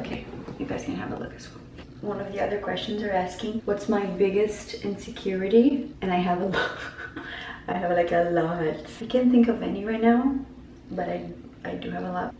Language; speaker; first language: English; non-native, fluent; Portuguese